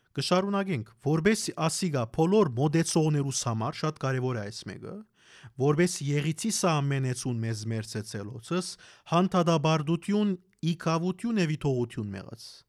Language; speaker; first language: Armenian; early bilingual, heritage; Armenian